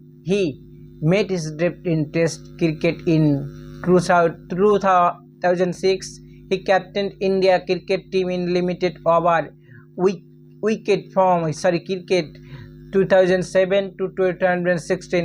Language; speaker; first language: English; non-native, local second language; Bangla